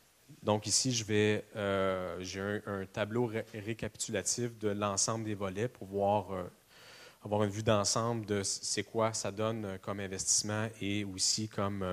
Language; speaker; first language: French; native; French